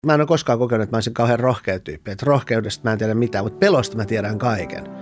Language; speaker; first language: Finnish; early bilingual, other home language; Persian